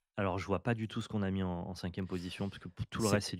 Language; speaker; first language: French; native; French